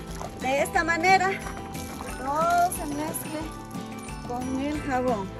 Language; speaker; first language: Spanish; native; Spanish